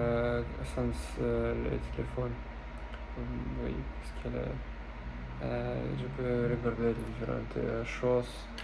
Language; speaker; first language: French; non-native, learner; Russian